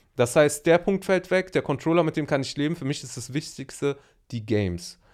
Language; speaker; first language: German; early bilingual, other home language; Arabic